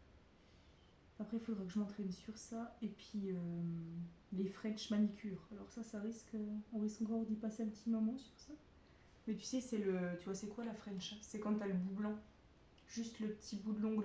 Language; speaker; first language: French; native; French